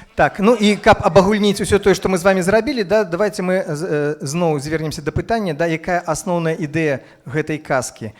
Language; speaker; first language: Belarusian; non-native, local second language; Russian